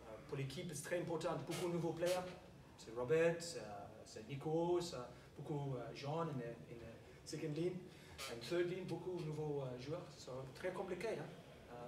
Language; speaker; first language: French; non-native, learner; English